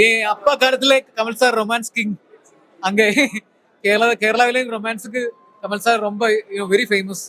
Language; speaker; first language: Tamil; non-native, learner; Malayalam